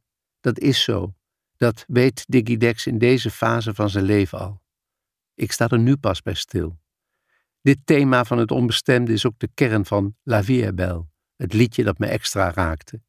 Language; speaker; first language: Dutch; native; Dutch